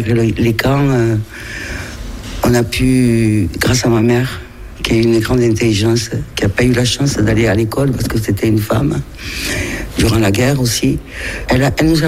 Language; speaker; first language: French; native; French